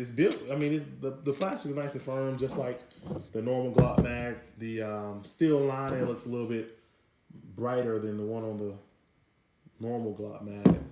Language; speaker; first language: English; native; English